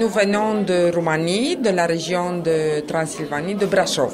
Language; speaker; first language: French; non-native, fluent; Romanian